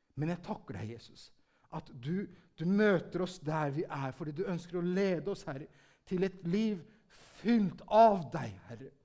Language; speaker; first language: Norwegian; early bilingual, heritage; Norwegian